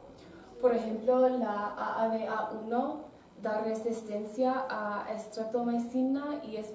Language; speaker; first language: Spanish; non-native, learner; English